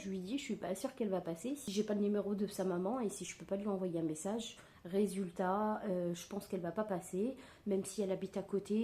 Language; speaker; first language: French; native; French